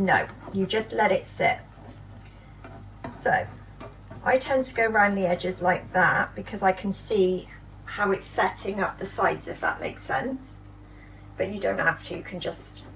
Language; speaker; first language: English; native; English